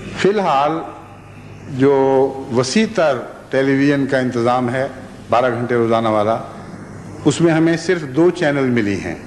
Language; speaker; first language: Urdu; native; Urdu